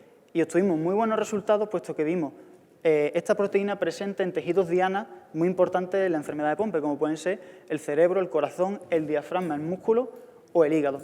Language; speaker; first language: Spanish; native; Spanish